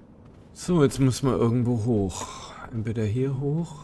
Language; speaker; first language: German; native; German